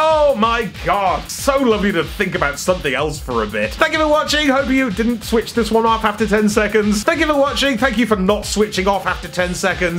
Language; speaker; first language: English; native; English